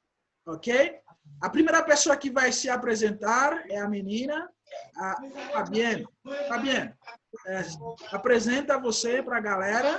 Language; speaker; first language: Portuguese; non-native, fluent; Haitian Creole